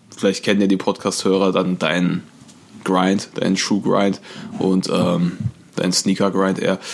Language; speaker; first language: German; native; German